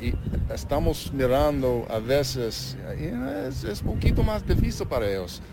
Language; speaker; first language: Spanish; non-native, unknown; English